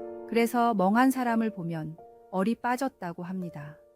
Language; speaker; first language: Korean; native; Korean